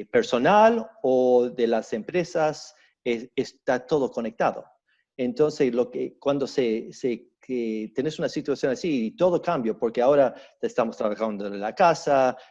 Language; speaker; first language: Spanish; early bilingual, heritage; Spanish